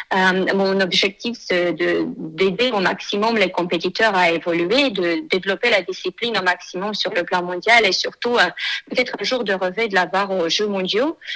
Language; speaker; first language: French; non-native, fluent; Romanian